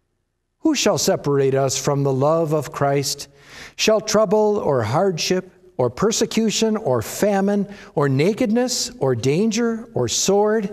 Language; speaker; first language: English; native; English